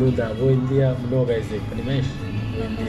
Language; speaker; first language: Russian; non-native, learner; Hindi